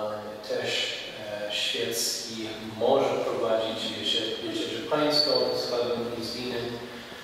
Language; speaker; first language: Polish; non-native, fluent; English